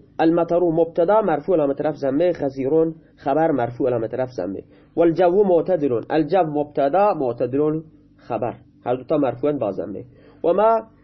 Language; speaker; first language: Persian; non-native, local second language; Baluchi